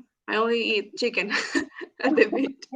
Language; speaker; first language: English; non-native, learner; Spanish